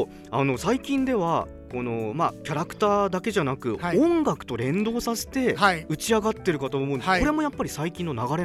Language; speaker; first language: Japanese; native; Japanese